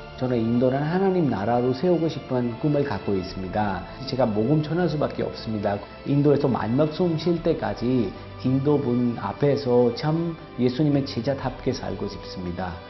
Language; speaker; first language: Korean; non-native, fluent; Hindi